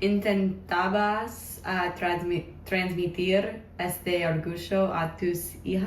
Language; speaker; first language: Spanish; non-native, learner; English